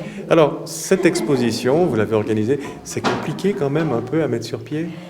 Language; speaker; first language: French; native; French